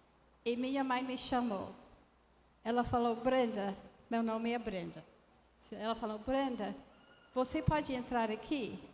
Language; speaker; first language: Portuguese; non-native, fluent; English